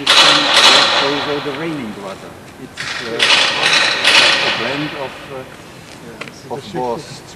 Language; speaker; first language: English; non-native, fluent; Czech